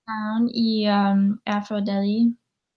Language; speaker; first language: Spanish; non-native, learner; English